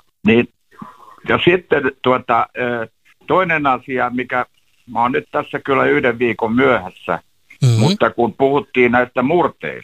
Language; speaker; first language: Finnish; native; Finnish